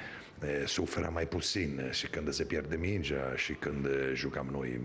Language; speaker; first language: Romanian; non-native, fluent; Italian